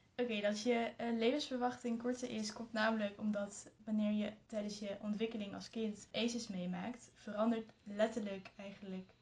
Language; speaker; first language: Dutch; early bilingual, other home language; French